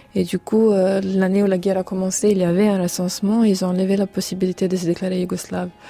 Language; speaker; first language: French; non-native, fluent; Serbian